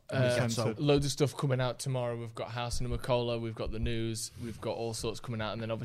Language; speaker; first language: English; native; English